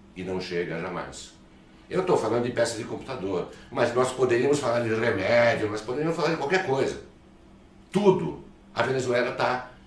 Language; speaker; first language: Portuguese; native; Portuguese